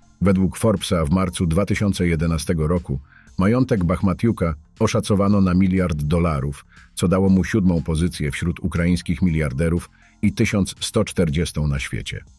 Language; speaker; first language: Polish; native; Polish